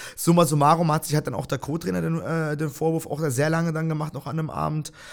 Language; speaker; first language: German; early bilingual, other home language; Russian